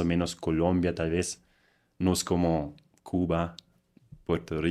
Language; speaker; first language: Spanish; non-native, fluent; German